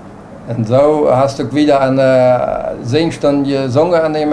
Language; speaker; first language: German; non-native, local second language; Plautdietsch